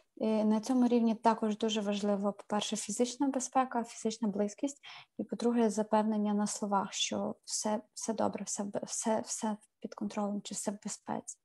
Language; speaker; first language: Ukrainian; native; Ukrainian